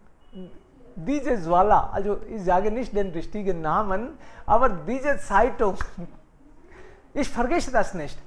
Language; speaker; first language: German; non-native, fluent; Hindi